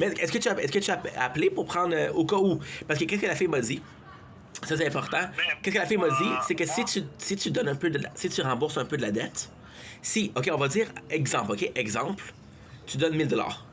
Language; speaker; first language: French; native; French